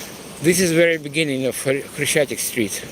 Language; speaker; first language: English; non-native, fluent; Russian